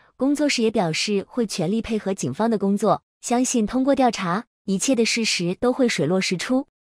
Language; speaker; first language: Chinese; native; Chinese